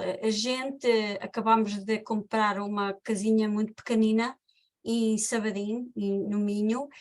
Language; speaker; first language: Portuguese; early bilingual, heritage; Portuguese